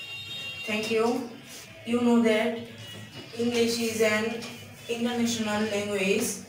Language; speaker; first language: English; non-native, learner; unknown